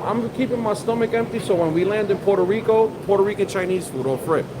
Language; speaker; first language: English; native; English